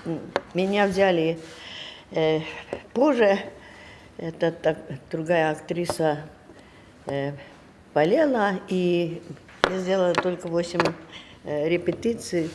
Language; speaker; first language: Russian; non-native, learner; Estonian